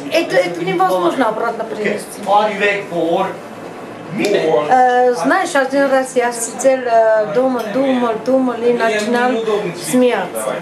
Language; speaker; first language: Russian; non-native, learner; Armenian